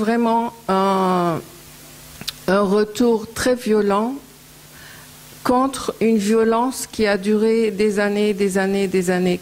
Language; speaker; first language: French; non-native, fluent; Arabic